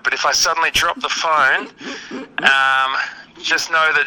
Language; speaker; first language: English; native; English